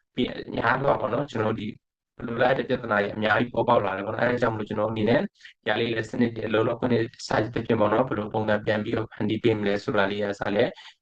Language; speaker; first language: Burmese; native; Burmese